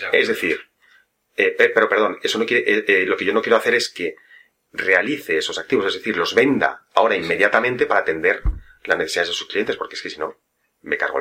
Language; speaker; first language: Spanish; native; Spanish